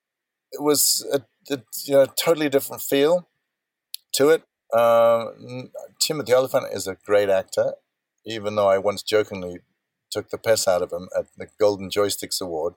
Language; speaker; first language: English; native; English